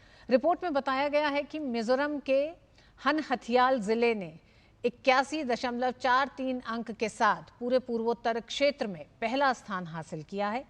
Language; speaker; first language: Hindi; native; Hindi